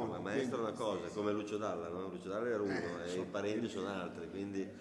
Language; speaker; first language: Italian; native; Italian